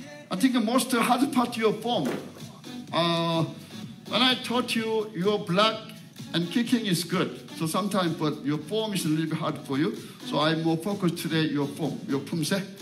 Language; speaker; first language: English; non-native, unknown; Korean